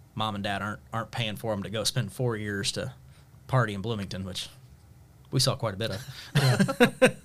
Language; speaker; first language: English; native; English